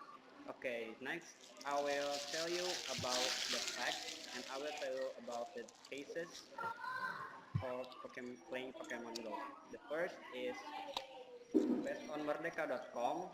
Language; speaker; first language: English; non-native, learner; Indonesian